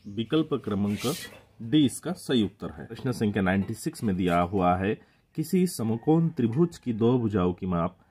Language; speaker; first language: Hindi; non-native, local second language; Marathi